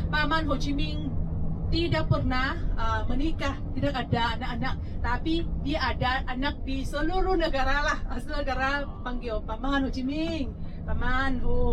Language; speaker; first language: Indonesian; non-native, fluent; Vietnamese